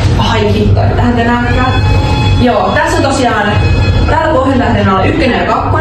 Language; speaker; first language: Finnish; native; Finnish